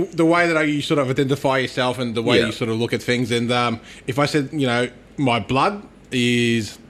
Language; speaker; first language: English; non-native, local second language; Turkish